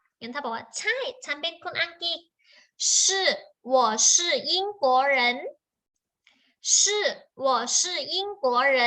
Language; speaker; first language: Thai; native; Thai